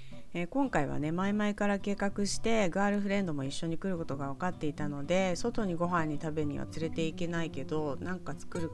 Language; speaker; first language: Japanese; native; Japanese